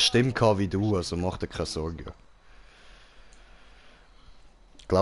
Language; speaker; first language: German; native; German